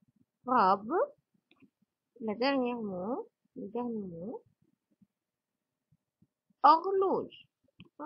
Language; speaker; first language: French; non-native, fluent; Arabic